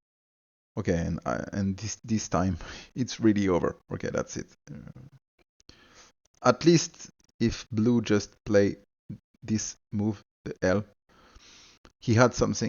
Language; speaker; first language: English; non-native, fluent; French